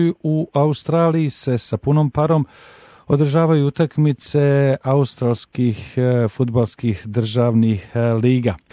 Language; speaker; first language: Serbian; native; Serbian